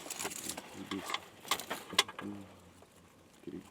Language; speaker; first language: Russian; native; Russian